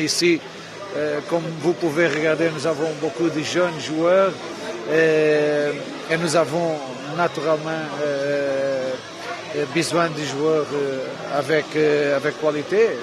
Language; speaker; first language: French; non-native, fluent; Portuguese